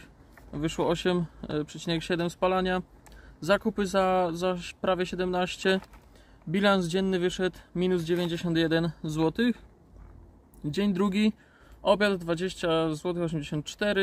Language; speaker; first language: Polish; native; Polish